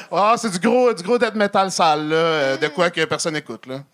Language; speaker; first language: French; native; French